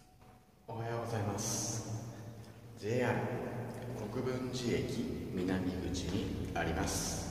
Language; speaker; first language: Japanese; native; Japanese